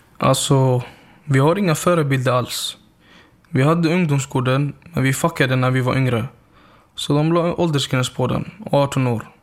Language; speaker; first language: Swedish; early bilingual, other home language; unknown